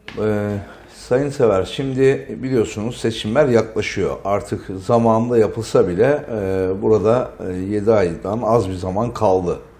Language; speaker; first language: Turkish; native; Turkish